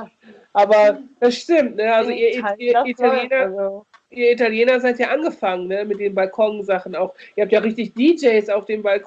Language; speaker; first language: German; native; German